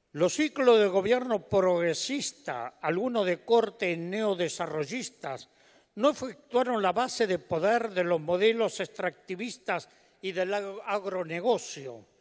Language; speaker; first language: Spanish; native; Spanish